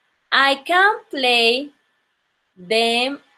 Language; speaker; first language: English; non-native, local second language; Spanish